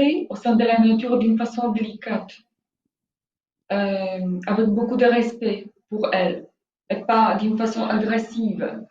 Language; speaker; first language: French; non-native, fluent; Polish